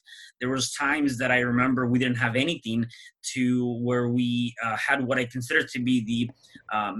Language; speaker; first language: English; early bilingual, other home language; Spanish